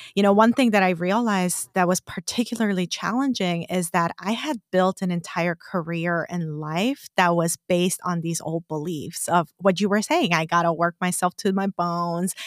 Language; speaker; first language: English; non-native, fluent; Korean